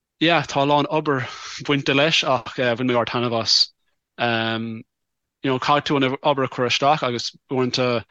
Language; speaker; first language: Irish; non-native, local second language; English